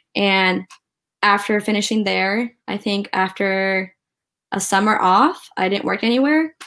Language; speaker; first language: English; early bilingual, other home language; Ukrainian